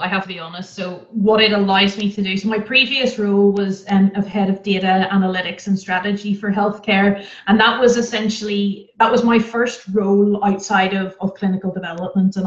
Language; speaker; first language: English; native; English